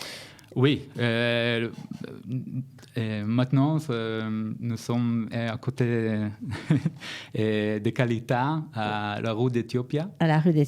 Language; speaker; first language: French; non-native, learner; Hebrew